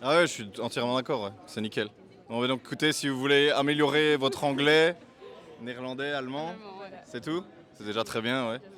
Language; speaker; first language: French; native; French